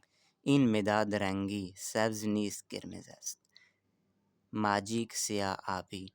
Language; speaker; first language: Persian; non-native, fluent; Urdu